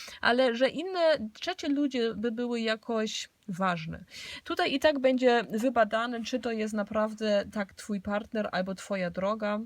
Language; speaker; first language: Polish; early bilingual, heritage; Polish